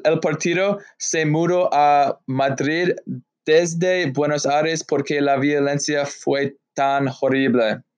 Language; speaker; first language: Spanish; non-native, learner; English